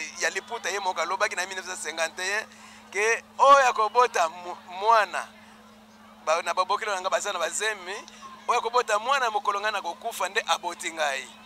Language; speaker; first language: Lingala; non-native, local second language; Kongo